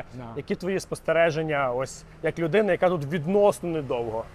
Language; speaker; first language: Ukrainian; native; Ukrainian